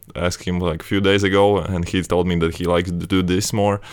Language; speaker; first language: English; non-native, fluent; Latvian